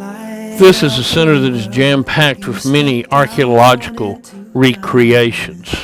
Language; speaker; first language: English; native; English